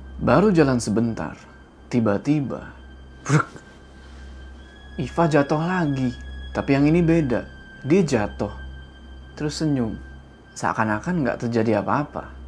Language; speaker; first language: Indonesian; native; Indonesian